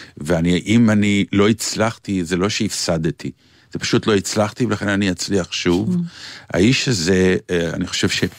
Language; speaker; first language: Hebrew; native; Hebrew